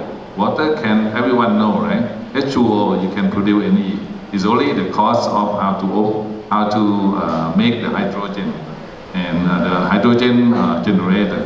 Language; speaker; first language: English; non-native, learner; Thai